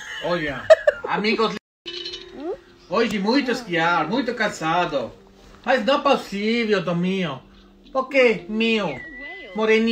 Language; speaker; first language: Portuguese; non-native, learner; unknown